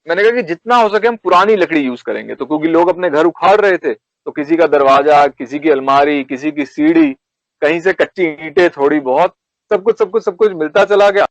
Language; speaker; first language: Hindi; native; Hindi